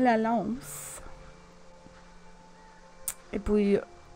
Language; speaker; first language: French; non-native, learner; English